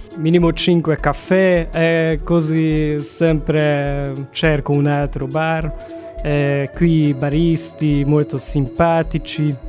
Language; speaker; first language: Italian; non-native, learner; Hungarian